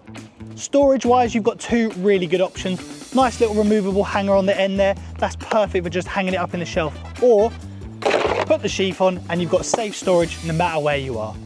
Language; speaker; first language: English; native; English